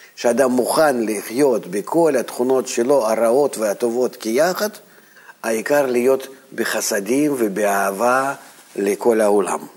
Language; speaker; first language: Hebrew; non-native, fluent; Russian